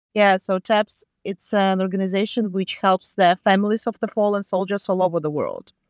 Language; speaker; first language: English; non-native, fluent; Latvian